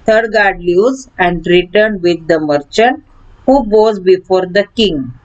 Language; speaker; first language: English; non-native, local second language; Marathi